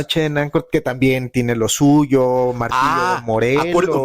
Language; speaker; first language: Spanish; native; Spanish